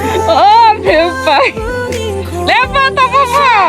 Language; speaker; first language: Portuguese; native; Portuguese